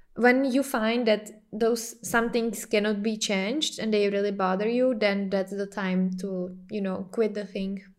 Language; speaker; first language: English; non-native, fluent; Czech